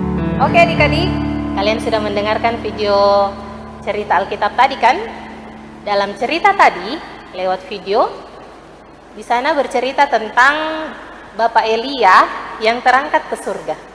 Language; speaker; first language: Indonesian; native; Indonesian